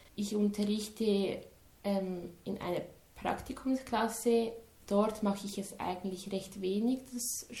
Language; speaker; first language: German; native; German